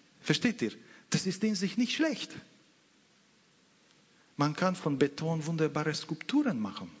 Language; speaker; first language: German; non-native, fluent; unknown